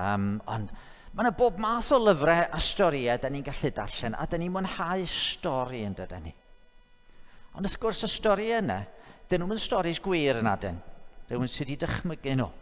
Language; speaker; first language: Welsh; native; Welsh